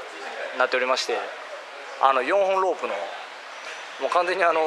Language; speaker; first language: Japanese; native; Japanese